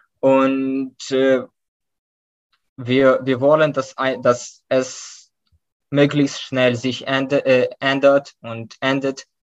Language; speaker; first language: German; non-native, fluent; Ukrainian